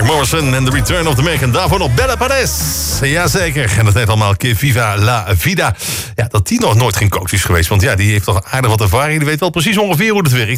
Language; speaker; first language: Dutch; native; Dutch